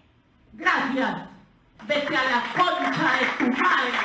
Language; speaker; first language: Spanish; native; Spanish